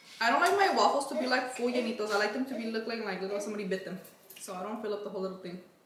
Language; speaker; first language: English; early bilingual, other home language; Spanish